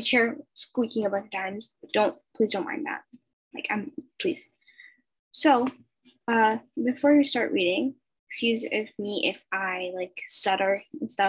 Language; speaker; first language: English; non-native, fluent; Spanish